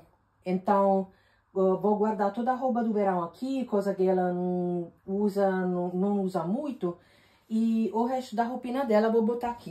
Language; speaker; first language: Portuguese; non-native, fluent; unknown